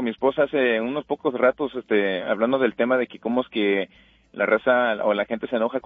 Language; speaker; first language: Spanish; early bilingual, heritage; Spanish